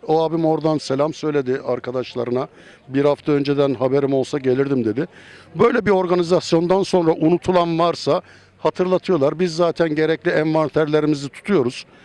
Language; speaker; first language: Turkish; native; Turkish